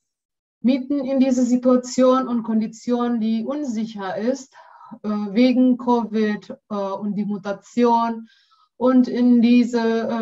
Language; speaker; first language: German; non-native, learner; Indonesian